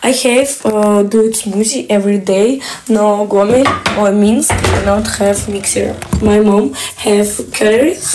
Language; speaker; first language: English; non-native, learner; Russian